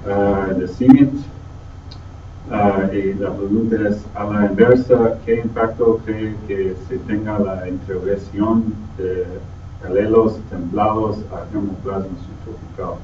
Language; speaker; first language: Spanish; non-native, learner; English